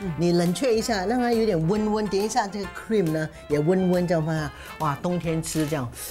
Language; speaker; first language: Chinese; native; Chinese